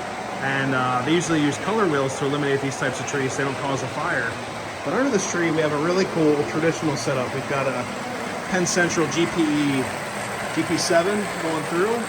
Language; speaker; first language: English; native; English